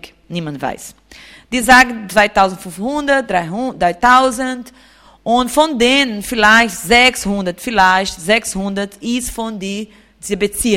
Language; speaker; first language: German; non-native, fluent; Portuguese